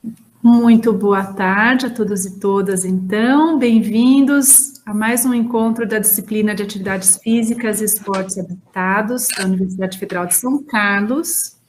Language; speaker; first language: Portuguese; native; Portuguese